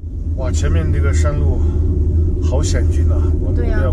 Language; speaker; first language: Chinese; native; Chinese